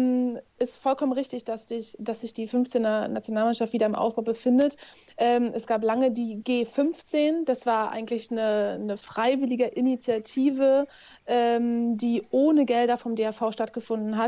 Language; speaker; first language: German; native; German